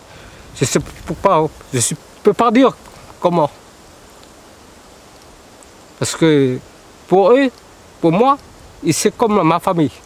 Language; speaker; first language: French; early bilingual, other home language; Vietnamese